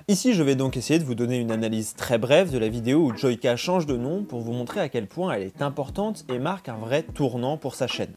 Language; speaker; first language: French; native; French